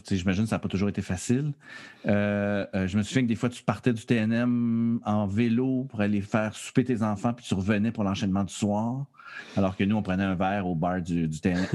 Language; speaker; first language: French; native; French